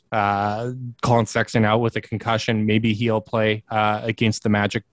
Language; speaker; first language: English; native; English